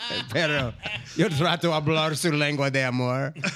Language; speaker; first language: Spanish; non-native, learner; English